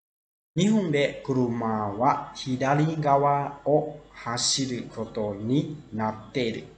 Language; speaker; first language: Japanese; non-native, fluent; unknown